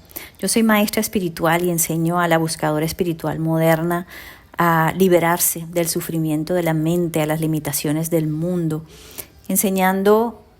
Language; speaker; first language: Spanish; native; Spanish